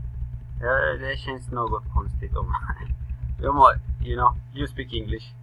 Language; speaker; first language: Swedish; non-native, learner; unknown